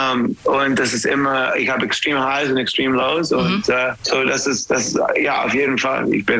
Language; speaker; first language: German; non-native, learner; English